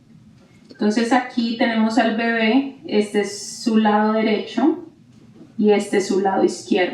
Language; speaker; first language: Spanish; native; Spanish